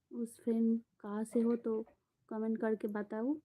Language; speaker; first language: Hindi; non-native, local second language; Bangla